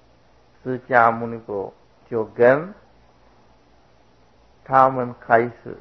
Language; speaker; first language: Chinese; non-native, fluent; Sinhala